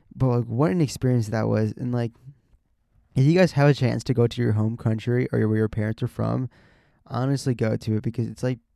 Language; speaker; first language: English; early bilingual, other home language; Spanish